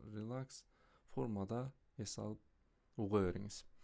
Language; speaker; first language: Russian; non-native, local second language; Kyrgyz